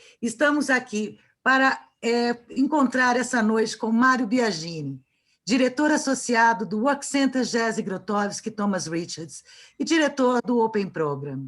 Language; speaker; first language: Portuguese; native; Portuguese